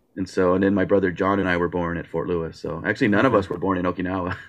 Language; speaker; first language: English; early bilingual, other home language; Japanese